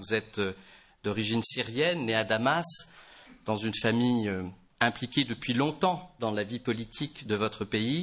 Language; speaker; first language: French; native; French